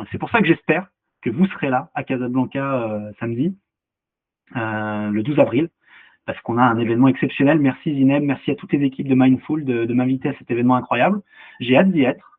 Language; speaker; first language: French; native; French